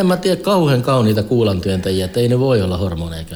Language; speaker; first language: Finnish; native; Finnish